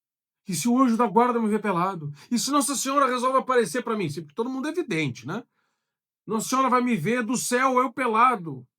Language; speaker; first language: Portuguese; native; Portuguese